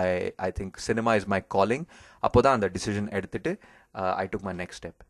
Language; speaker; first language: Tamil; early bilingual, heritage; Tamil